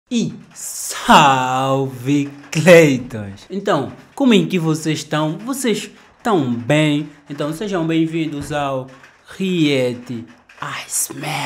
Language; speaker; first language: Portuguese; native; Portuguese